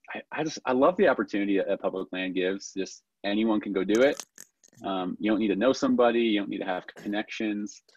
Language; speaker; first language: English; native; English